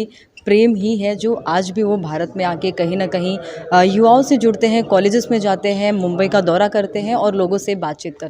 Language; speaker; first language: Hindi; native; Hindi